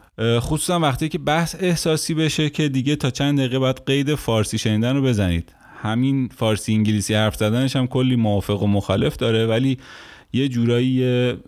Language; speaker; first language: Persian; native; Persian